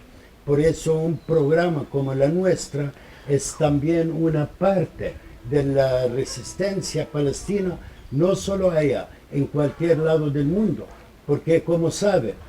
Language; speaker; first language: Spanish; non-native, fluent; Arabic